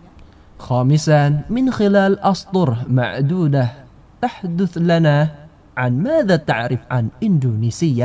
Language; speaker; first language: Arabic; non-native, fluent; Indonesian